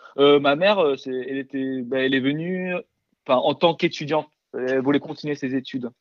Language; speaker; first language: French; early bilingual, other home language; Korean